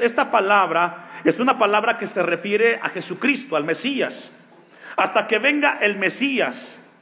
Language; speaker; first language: Spanish; native; Spanish